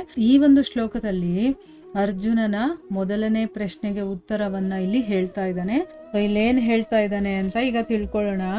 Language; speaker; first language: Kannada; native; Kannada